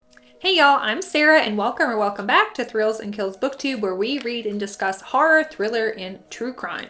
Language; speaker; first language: English; native; English